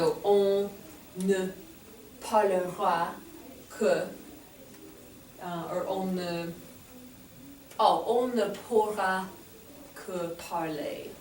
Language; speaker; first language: French; non-native, fluent; English